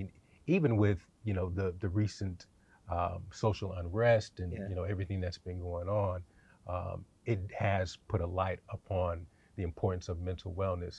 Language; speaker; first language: English; native; English